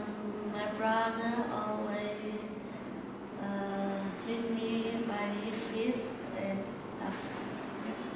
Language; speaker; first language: English; non-native, learner; Vietnamese